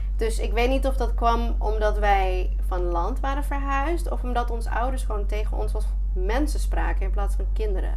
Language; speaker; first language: Dutch; non-native, fluent; English